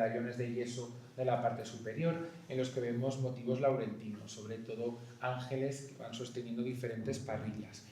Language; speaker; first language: Spanish; native; Spanish